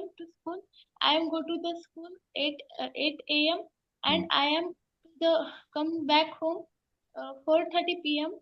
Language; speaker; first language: English; non-native, learner; Marathi